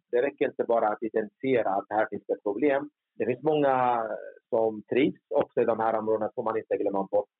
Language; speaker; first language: Swedish; early bilingual, other home language; Turoyo